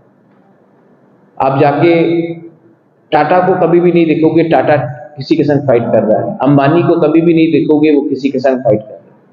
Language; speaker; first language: Hindi; non-native, local second language; Kok Borok